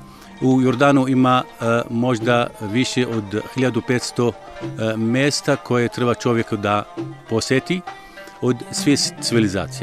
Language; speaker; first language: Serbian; non-native, learner; Arabic